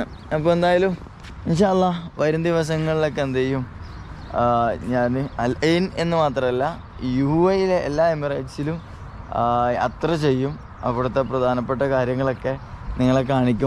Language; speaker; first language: Malayalam; native; Malayalam